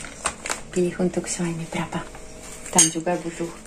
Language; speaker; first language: Indonesian; non-native, learner; Russian